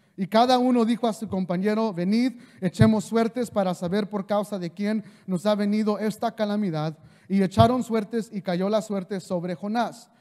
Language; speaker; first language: Spanish; early bilingual, heritage; Spanish